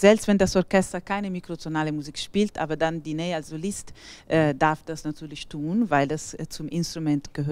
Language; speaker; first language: German; non-native, fluent; Italian